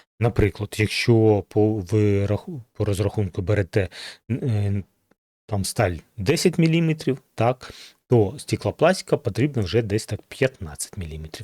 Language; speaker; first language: Ukrainian; non-native, local second language; Russian